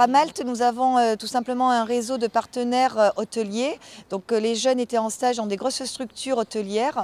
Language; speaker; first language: French; native; French